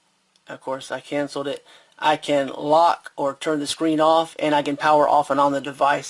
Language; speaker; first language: English; native; English